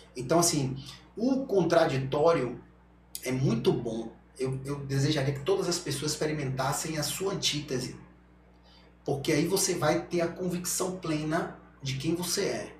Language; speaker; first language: Portuguese; native; Portuguese